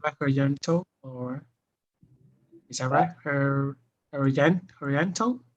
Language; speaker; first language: English; non-native, fluent; Chinese